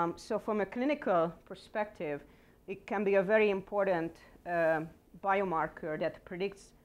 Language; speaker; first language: English; non-native, fluent; Hungarian